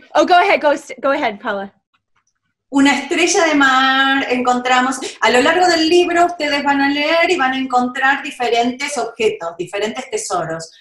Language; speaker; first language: English; non-native, learner; Spanish